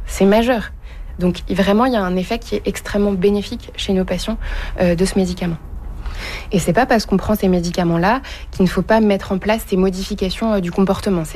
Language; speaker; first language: French; native; French